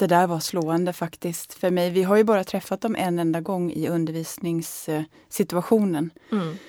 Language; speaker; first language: Swedish; native; Swedish